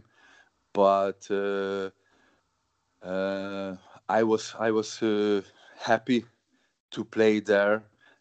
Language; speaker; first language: English; non-native, learner; Hungarian